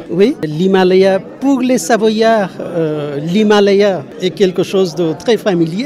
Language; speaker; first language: French; non-native, fluent; Nepali